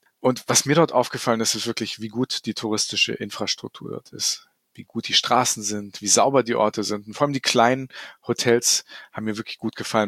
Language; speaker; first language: German; native; German